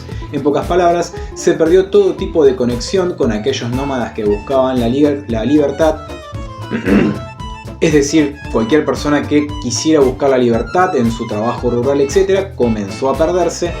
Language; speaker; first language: Spanish; native; Spanish